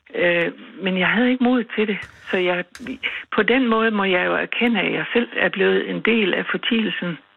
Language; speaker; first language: Danish; native; Danish